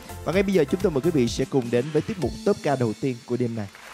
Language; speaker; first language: Vietnamese; native; Vietnamese